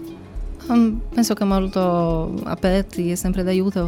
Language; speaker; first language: Italian; non-native, learner; Polish